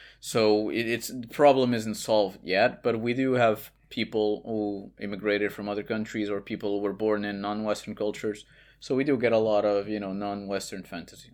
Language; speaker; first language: English; non-native, fluent; Portuguese